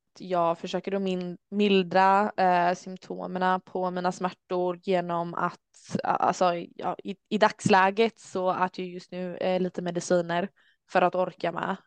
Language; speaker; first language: Swedish; early bilingual, other home language; Albanian